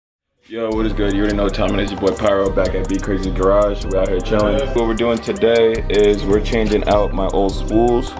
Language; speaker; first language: English; native; English